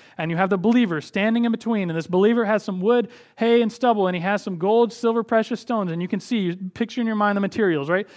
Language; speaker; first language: English; native; English